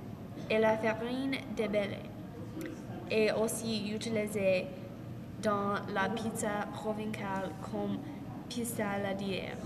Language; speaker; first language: French; non-native, learner; English